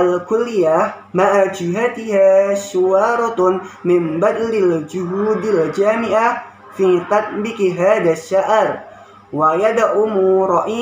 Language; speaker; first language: Arabic; non-native, learner; Indonesian